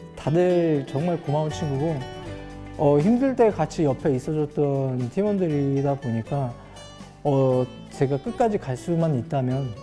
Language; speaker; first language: Korean; native; Korean